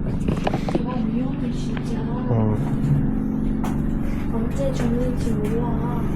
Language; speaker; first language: Korean; non-native, fluent; Vietnamese